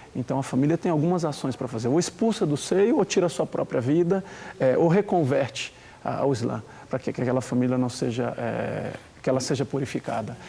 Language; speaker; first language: Portuguese; native; Portuguese